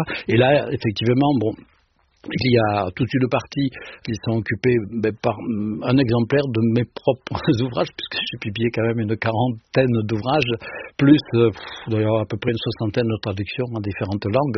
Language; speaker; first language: French; native; French